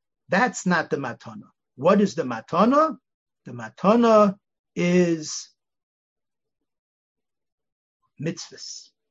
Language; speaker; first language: English; native; English